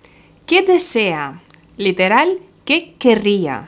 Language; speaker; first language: Spanish; non-native, fluent; Russian